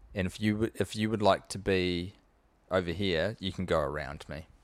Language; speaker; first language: English; native; English